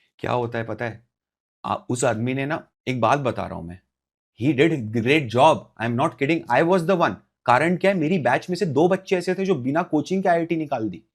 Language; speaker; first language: Hindi; native; Hindi